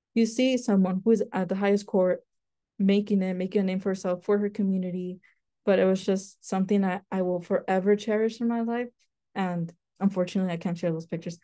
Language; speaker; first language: English; native; English